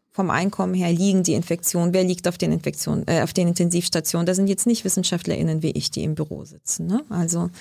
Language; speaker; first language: German; early bilingual, other home language; Lithuanian